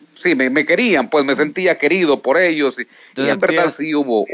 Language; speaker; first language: Spanish; native; Spanish